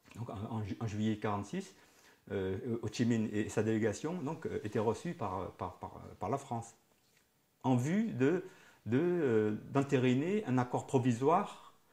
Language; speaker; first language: French; native; French